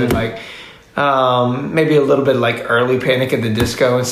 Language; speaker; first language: English; native; English